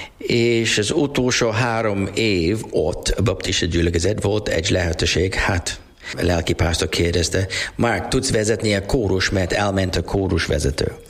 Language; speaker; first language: Hungarian; non-native, learner; English